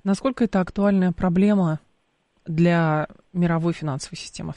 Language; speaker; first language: Russian; native; Russian